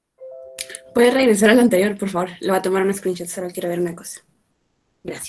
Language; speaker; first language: Spanish; native; Spanish